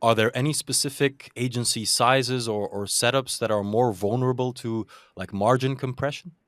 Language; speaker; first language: English; non-native, fluent; Dutch